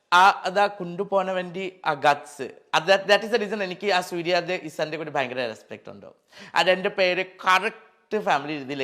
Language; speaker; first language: Malayalam; non-native, learner; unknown